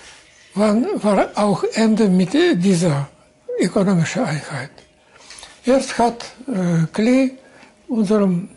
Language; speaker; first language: German; non-native, fluent; Russian